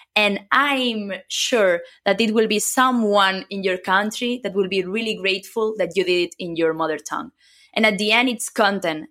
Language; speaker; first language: English; non-native, fluent; Catalan